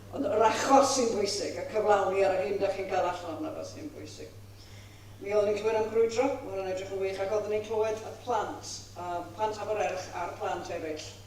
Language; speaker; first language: Welsh; non-native, fluent; English